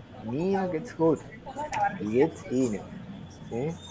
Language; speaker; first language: German; non-native, fluent; Spanish